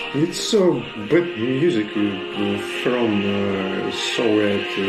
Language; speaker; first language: English; non-native, learner; Russian